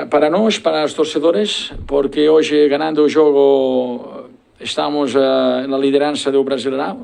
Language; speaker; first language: Portuguese; non-native, learner; Spanish